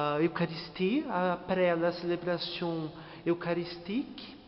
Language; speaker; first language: French; non-native, learner; Portuguese